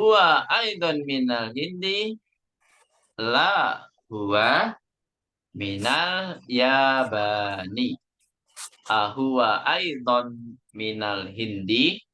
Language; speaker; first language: Arabic; non-native, fluent; Indonesian